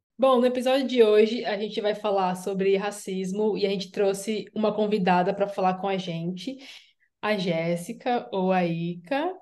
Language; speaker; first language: Portuguese; native; Portuguese